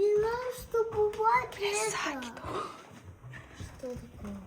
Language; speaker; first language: Russian; non-native, local second language; Azerbaijani